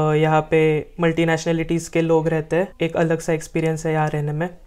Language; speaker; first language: Hindi; non-native, local second language; Marathi